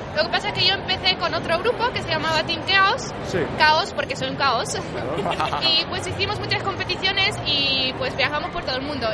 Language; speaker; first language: Spanish; non-native, fluent; Dutch